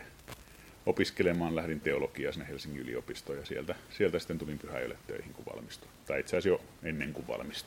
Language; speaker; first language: Finnish; native; Finnish